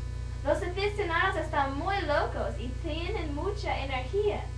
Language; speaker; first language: Spanish; non-native, learner; English